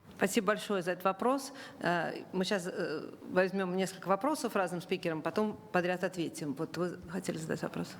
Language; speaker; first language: Russian; native; Russian